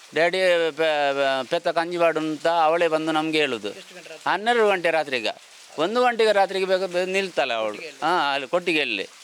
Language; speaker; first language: Kannada; native; Kannada